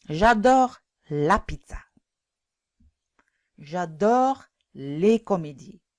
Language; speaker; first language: French; non-native, fluent; English